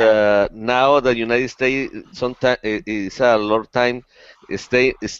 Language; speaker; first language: English; non-native, learner; Spanish